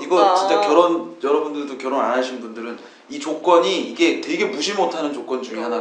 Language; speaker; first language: Korean; native; Korean